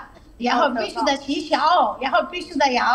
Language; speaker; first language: Chinese; non-native, learner; Telugu